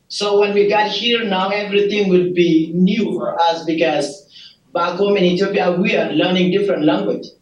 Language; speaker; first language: English; non-native, learner; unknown